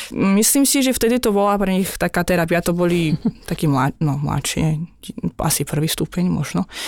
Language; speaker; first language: Slovak; non-native, fluent; Azerbaijani